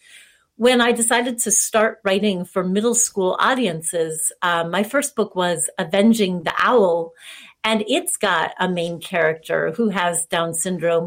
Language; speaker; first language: English; native; English